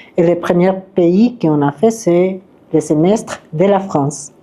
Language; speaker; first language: French; non-native, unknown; Spanish